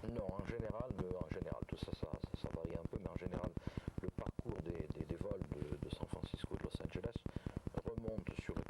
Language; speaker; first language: French; native; French